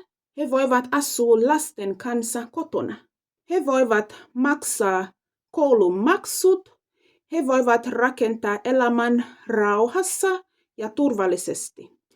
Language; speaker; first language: Finnish; non-native, fluent; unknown